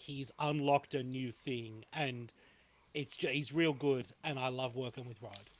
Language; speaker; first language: English; native; English